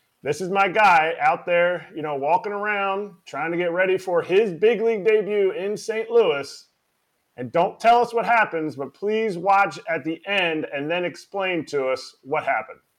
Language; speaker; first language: English; native; English